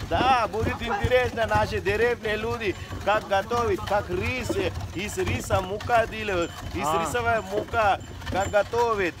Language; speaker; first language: Russian; non-native, learner; Sinhala